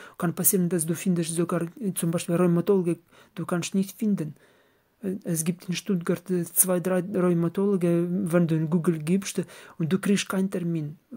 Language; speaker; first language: German; non-native, learner; Russian